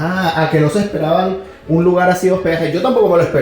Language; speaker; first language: Spanish; native; Spanish